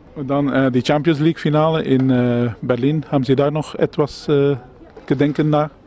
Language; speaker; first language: German; non-native, learner; Dutch